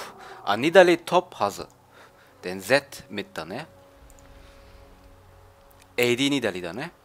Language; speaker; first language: Japanese; non-native, learner; German